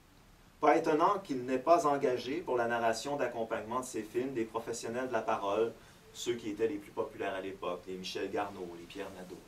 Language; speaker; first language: French; native; French